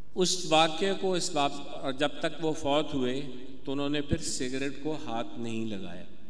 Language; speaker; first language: Urdu; non-native, local second language; Punjabi